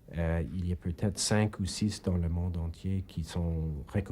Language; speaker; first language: French; non-native, fluent; English